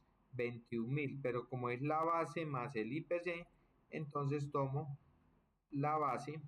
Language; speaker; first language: Spanish; native; Spanish